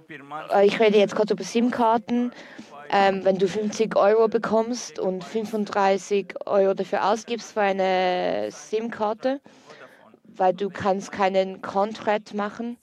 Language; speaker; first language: German; non-native, learner; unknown